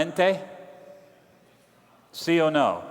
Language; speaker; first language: Spanish; non-native, learner; English